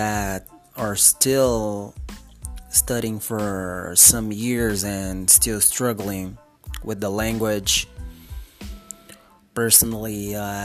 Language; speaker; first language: English; non-native, fluent; Portuguese